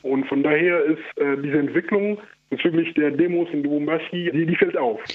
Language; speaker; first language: German; non-native, fluent; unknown